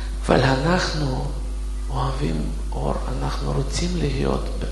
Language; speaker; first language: Hebrew; non-native, fluent; Russian